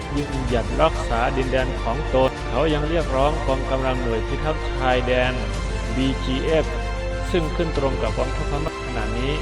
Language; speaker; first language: Thai; non-native, fluent; Burmese